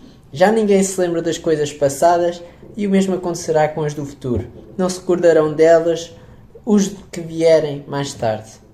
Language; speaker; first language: Portuguese; native; Portuguese